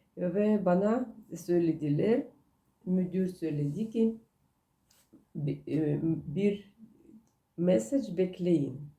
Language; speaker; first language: Turkish; non-native, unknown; Russian